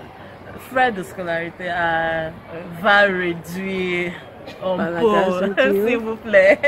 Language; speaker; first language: French; non-native, learner; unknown